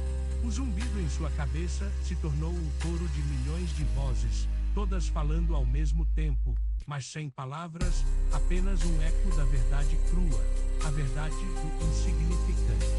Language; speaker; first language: Portuguese; native; Portuguese